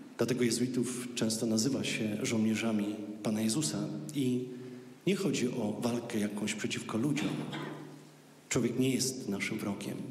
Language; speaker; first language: Polish; native; Polish